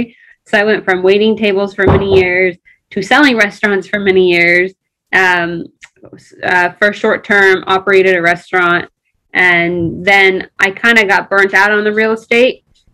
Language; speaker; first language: English; early bilingual, other home language; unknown